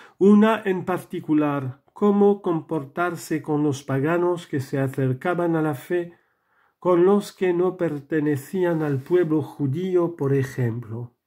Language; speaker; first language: Spanish; non-native, fluent; French